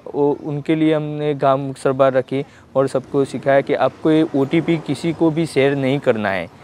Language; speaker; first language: Hindi; non-native, local second language; Gujarati